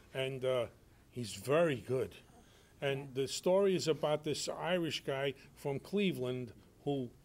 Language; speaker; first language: English; native; English